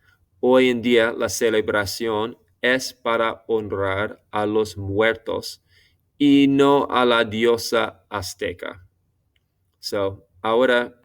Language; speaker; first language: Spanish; non-native, fluent; English